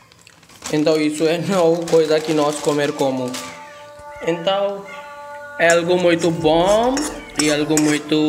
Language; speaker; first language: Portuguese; non-native, learner; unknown